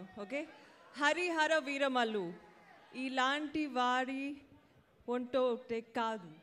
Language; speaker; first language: Telugu; non-native, learner; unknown